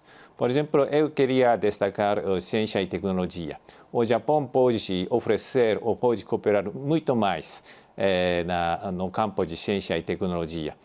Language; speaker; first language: Portuguese; non-native, fluent; Japanese